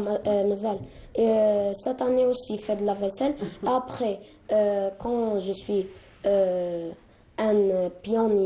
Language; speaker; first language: French; non-native, learner; Arabic